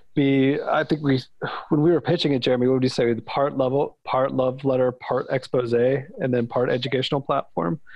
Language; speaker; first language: English; native; English